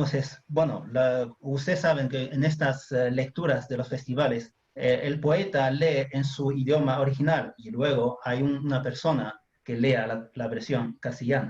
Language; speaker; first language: Spanish; non-native, fluent; Chinese